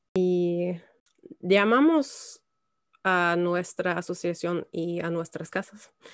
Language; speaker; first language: Spanish; non-native, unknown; German